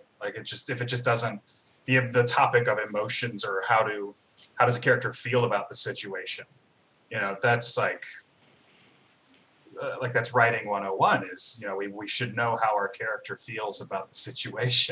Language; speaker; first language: English; native; English